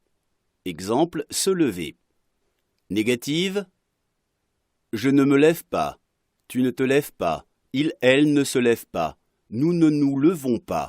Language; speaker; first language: French; non-native, fluent; Arabic